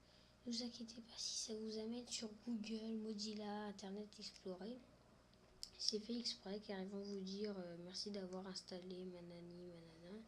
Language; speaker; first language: French; native; French